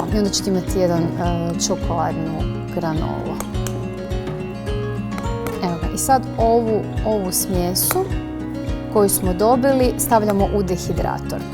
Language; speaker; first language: Croatian; native; Croatian